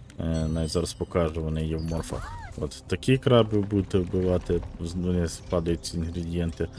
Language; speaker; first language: Ukrainian; native; Ukrainian